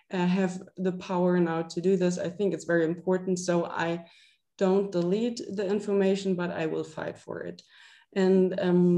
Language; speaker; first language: English; non-native, fluent; German